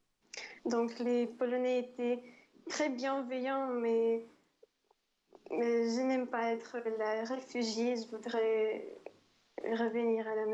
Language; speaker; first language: French; non-native, fluent; Ukrainian